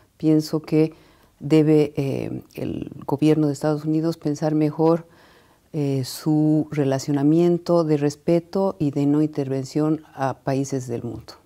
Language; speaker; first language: Spanish; native; Spanish